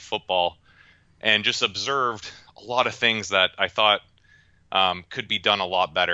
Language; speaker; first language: English; native; English